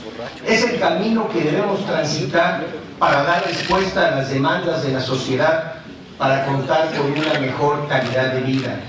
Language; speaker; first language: Spanish; native; Spanish